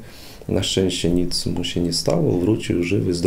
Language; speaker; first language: Polish; non-native, fluent; Russian